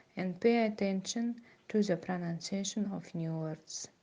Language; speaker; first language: English; non-native, fluent; Kazakh